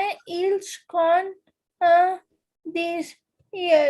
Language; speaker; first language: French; non-native, learner; Hindi